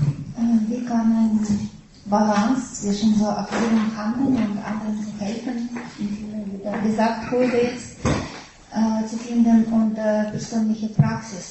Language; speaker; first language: German; non-native, fluent; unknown